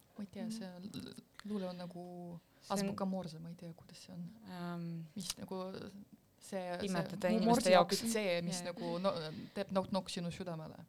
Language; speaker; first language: Estonian; non-native, local second language; Russian